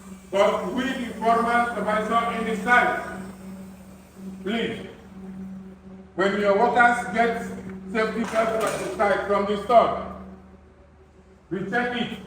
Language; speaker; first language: English; non-native, fluent; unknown